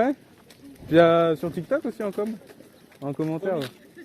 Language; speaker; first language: French; native; French